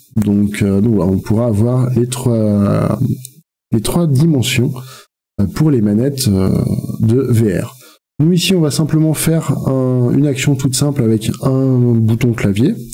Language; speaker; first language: French; native; French